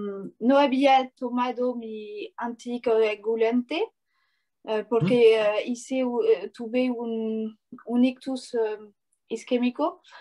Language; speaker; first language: Spanish; non-native, learner; French